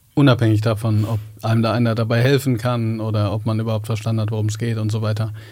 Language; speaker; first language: German; native; German